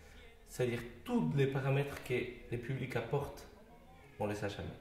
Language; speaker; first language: French; non-native, fluent; Spanish